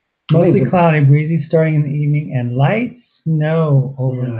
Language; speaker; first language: English; native; English